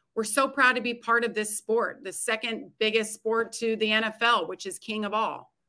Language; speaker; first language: English; native; English